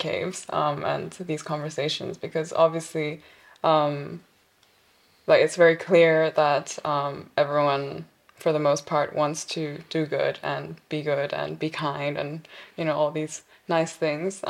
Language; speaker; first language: English; non-native, local second language; Korean